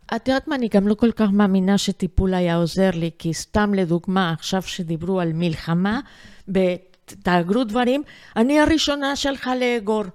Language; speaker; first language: Hebrew; non-native, fluent; Spanish